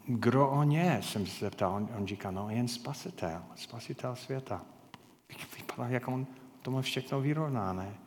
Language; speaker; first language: Czech; non-native, fluent; English